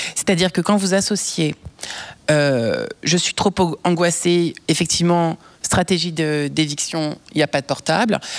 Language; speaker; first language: French; native; French